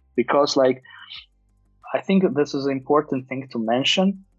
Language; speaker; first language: English; non-native, fluent; Armenian